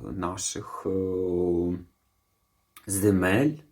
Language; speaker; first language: Ukrainian; non-native, local second language; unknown